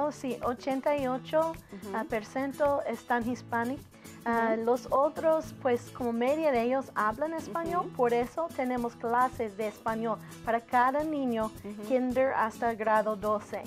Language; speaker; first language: Spanish; non-native, learner; English